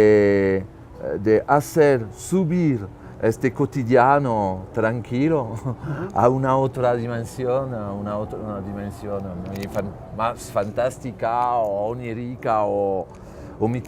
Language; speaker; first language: Spanish; non-native, learner; French